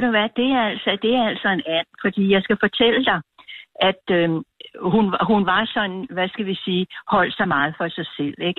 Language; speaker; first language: Danish; native; Danish